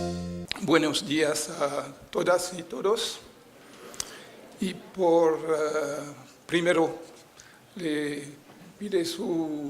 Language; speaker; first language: Spanish; non-native, fluent; French